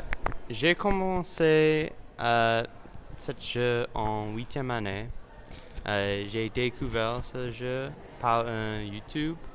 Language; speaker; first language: French; non-native, learner; English